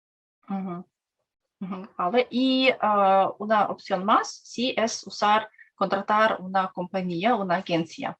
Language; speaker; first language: Spanish; non-native, learner; Russian